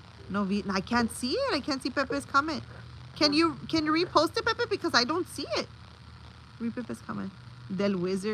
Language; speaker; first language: English; early bilingual, other home language; Spanish